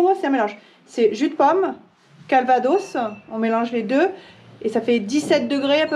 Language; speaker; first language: French; native; French